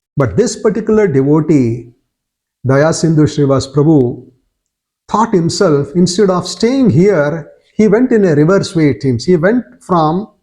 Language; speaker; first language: English; non-native, local second language; Kannada